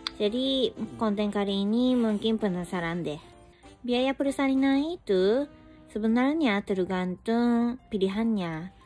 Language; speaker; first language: Indonesian; non-native, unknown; Japanese